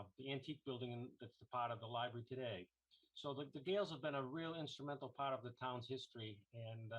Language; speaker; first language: English; native; English